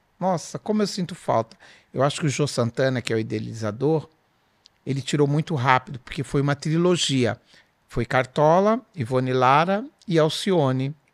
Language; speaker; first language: Portuguese; native; Portuguese